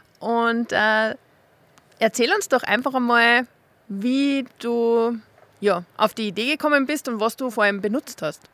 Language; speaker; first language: German; native; German